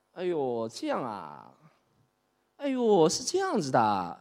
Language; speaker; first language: Chinese; native; Chinese